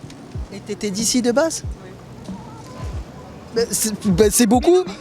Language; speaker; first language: French; native; French